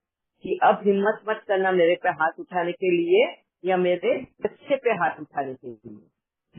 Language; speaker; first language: Hindi; native; Hindi